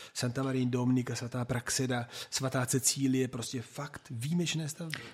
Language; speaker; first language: Czech; non-native, fluent; Italian